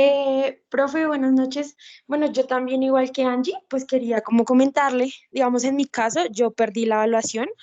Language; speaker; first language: Spanish; native; Spanish